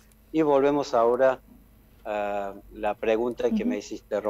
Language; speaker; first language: Spanish; non-native, fluent; Armenian